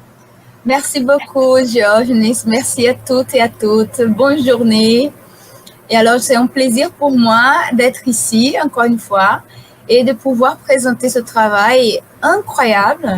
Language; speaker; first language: French; non-native, fluent; Portuguese